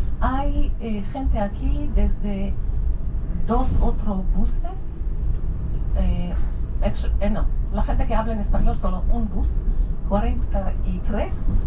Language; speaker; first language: Spanish; non-native, learner; Hebrew